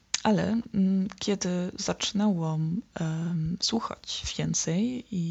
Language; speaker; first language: Polish; non-native, learner; Dutch